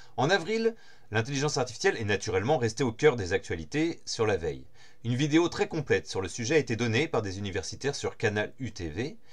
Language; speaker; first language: French; native; French